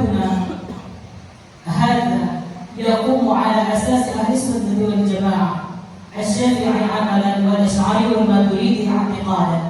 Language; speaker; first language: Arabic; non-native, fluent; Achinese